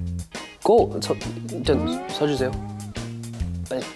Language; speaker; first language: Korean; non-native, fluent; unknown